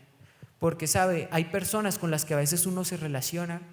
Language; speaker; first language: Spanish; native; Spanish